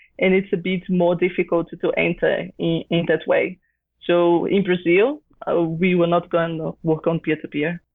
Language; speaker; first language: English; non-native, fluent; Portuguese